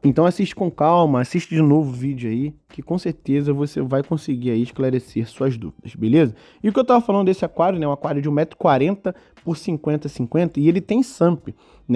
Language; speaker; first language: Portuguese; native; Portuguese